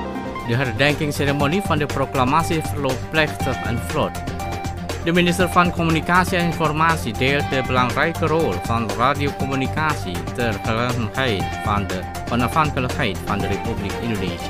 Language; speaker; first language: Dutch; non-native, fluent; Indonesian